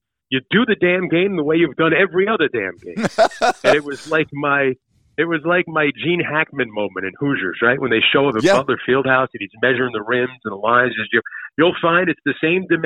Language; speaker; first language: English; native; English